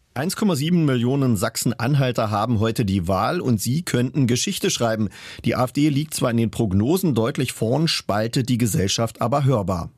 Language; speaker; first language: German; native; German